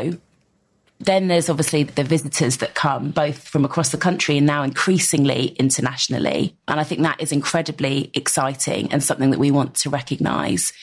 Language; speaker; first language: English; native; English